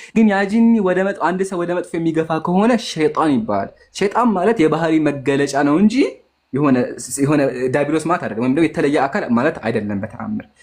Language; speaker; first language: Amharic; native; Amharic